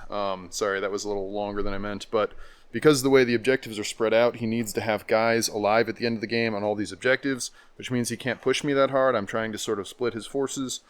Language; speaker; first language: English; native; English